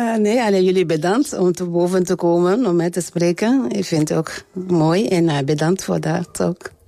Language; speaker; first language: Dutch; non-native, learner; French